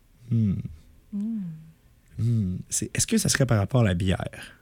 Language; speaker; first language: French; native; French